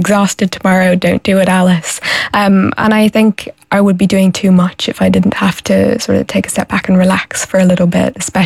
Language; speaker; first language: English; native; English